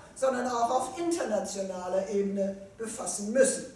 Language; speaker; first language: German; non-native, fluent; French